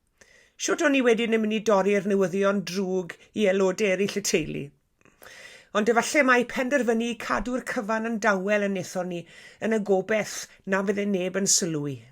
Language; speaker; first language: Welsh; native; Welsh